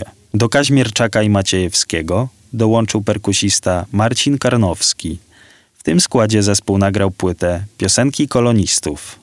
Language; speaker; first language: Polish; native; Polish